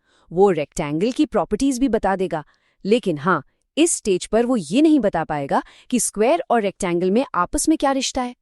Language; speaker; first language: Hindi; native; Hindi